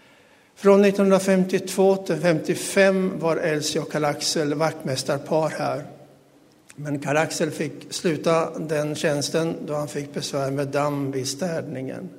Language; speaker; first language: Swedish; native; Swedish